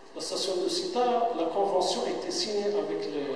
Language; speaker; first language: French; non-native, local second language; Arabic